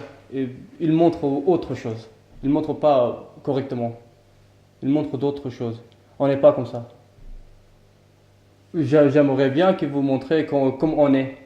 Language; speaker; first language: French; non-native, learner; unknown